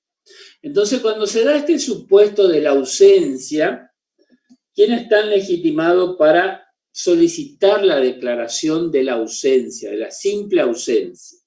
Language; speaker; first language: Spanish; native; Spanish